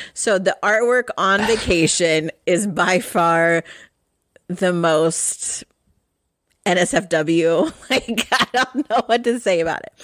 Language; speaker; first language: English; native; English